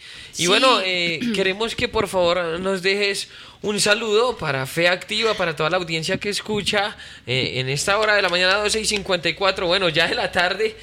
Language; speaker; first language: Spanish; native; Spanish